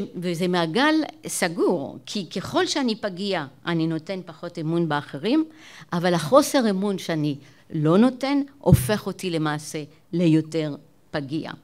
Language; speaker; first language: Hebrew; non-native, fluent; French